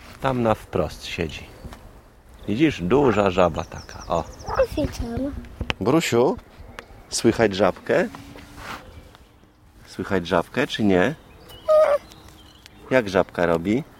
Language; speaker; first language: Polish; native; Polish